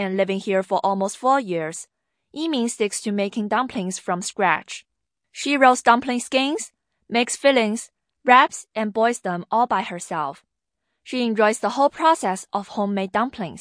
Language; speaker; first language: English; non-native, fluent; Chinese